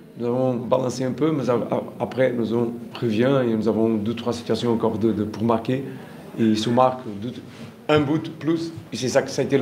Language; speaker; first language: French; non-native, learner; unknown